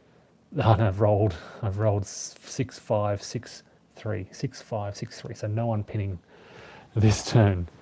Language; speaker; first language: English; native; English